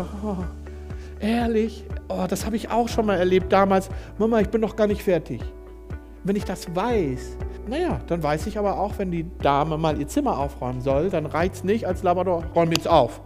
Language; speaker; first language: German; native; German